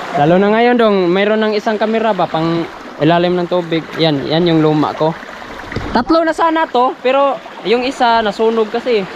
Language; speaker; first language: Filipino; non-native, local second language; Cebuano